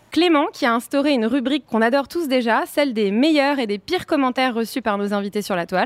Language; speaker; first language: French; native; French